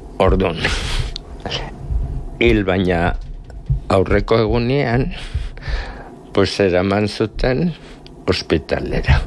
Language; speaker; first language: Basque; native; Basque